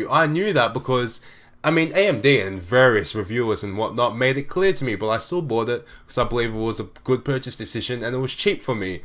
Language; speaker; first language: English; native; English